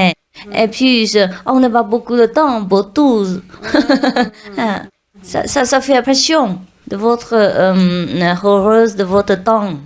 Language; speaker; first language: French; non-native, learner; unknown